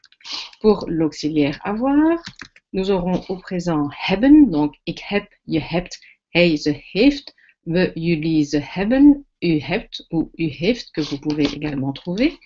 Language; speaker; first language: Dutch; non-native, fluent; French